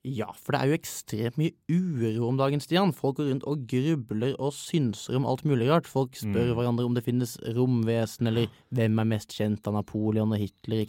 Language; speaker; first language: Norwegian; native; Norwegian